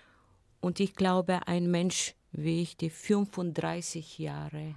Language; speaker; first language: German; non-native, fluent; Bulgarian